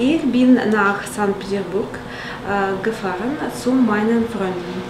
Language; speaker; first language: German; non-native, learner; Russian